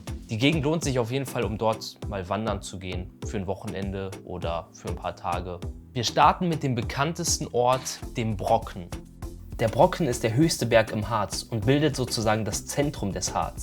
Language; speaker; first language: German; native; German